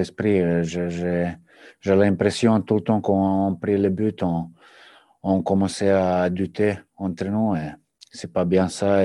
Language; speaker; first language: French; non-native, learner; Serbian